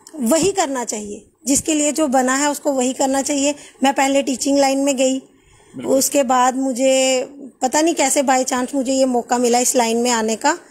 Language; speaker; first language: Hindi; native; Hindi